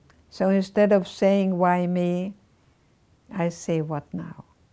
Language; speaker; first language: English; non-native, fluent; Hungarian